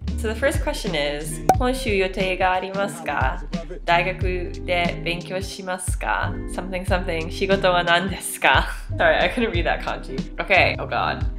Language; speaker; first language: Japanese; non-native, learner; English